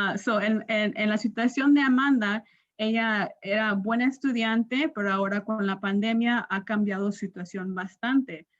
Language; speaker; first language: Spanish; early bilingual, other home language; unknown